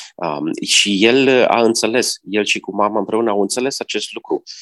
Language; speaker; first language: Romanian; native; Romanian